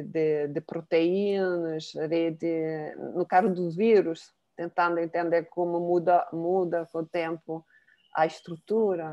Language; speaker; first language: Portuguese; non-native, fluent; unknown